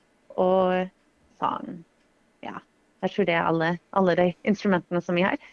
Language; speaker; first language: Norwegian; non-native, fluent; English